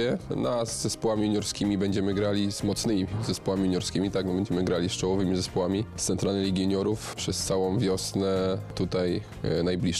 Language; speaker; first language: Polish; native; Polish